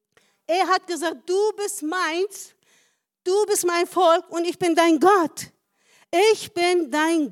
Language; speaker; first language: German; non-native, fluent; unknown